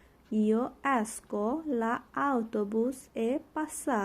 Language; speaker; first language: Italian; non-native, learner; Bangla